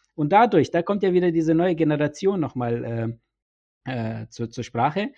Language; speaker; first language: German; early bilingual, other home language; Bosnian